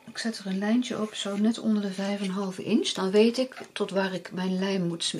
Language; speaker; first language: Dutch; native; Dutch